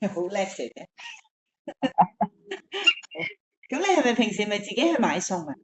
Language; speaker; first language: Cantonese; native; Cantonese